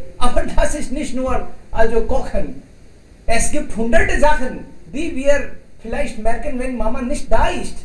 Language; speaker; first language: German; non-native, learner; Hindi